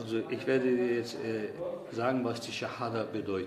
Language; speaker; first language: German; early bilingual, other home language; Turkish